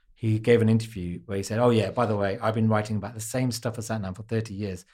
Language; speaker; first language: English; native; English